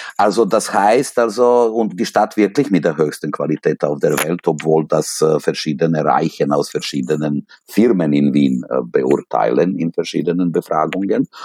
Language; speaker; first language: German; non-native, fluent; Serbian